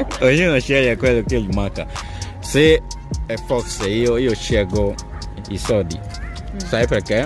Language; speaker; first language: Italian; non-native, fluent; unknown